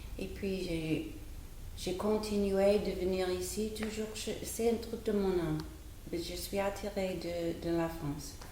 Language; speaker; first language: French; non-native, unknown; English